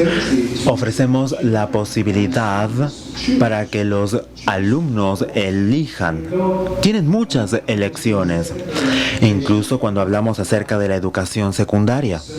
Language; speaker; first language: Spanish; non-native, fluent; Finnish